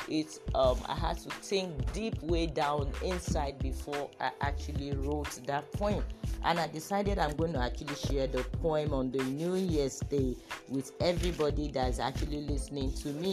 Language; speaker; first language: English; non-native, local second language; Yoruba